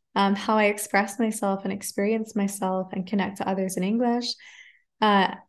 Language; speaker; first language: English; native; English